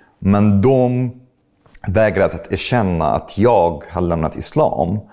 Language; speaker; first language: Swedish; non-native, fluent; Arabic